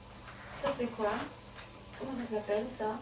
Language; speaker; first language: French; native; French